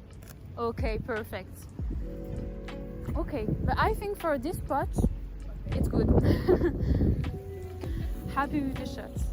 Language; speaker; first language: English; non-native, fluent; French